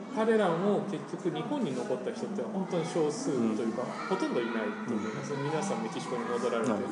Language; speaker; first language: Japanese; early bilingual, other home language; Spanish